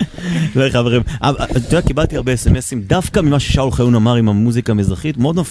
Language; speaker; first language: Hebrew; native; Hebrew